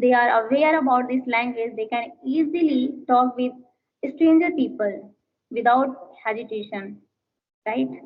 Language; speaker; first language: English; non-native, learner; Hindi